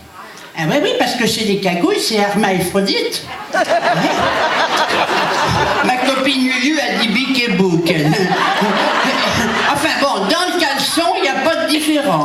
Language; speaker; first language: French; native; French